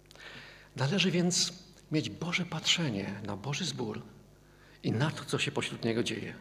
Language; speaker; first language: Polish; native; Polish